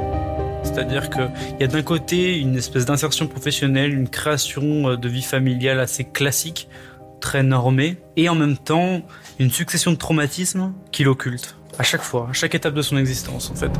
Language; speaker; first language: French; native; French